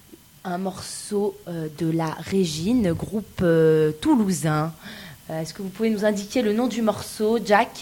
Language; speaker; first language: French; native; French